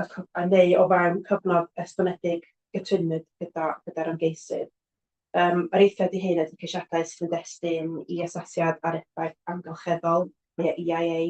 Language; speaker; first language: Welsh; native; Welsh